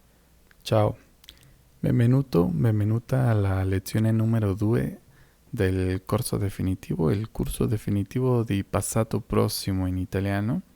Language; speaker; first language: Italian; non-native, fluent; Spanish